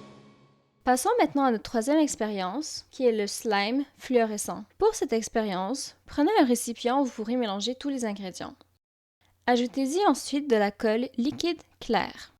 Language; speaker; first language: French; native; French